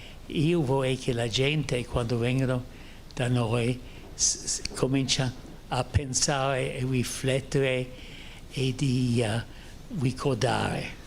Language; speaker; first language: Italian; non-native, fluent; English